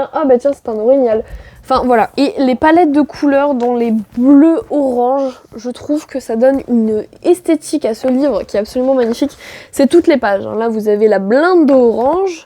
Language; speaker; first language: French; native; French